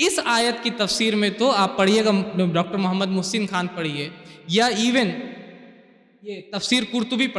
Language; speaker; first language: Urdu; native; Urdu